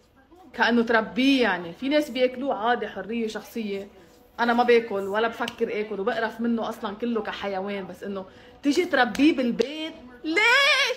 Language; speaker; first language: Arabic; native; Arabic